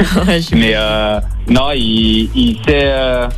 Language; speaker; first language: French; native; French